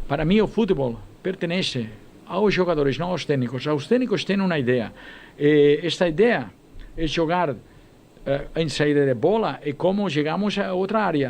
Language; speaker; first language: Portuguese; non-native, fluent; Spanish